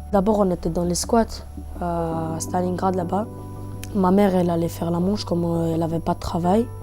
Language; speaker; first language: French; early bilingual, other home language; Bulgarian